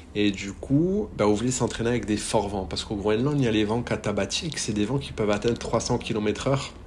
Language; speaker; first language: French; native; French